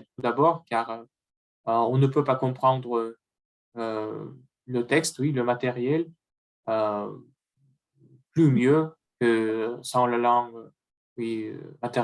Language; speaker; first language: French; non-native, learner; Russian